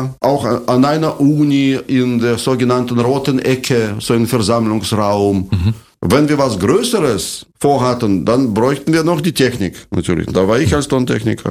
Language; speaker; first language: German; non-native, fluent; Russian